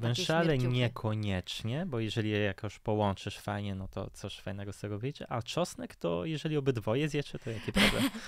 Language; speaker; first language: Polish; non-native, fluent; Italian